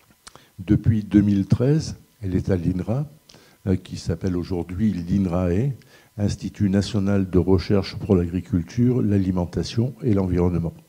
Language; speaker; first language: French; native; French